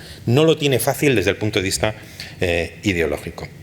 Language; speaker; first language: Spanish; native; Spanish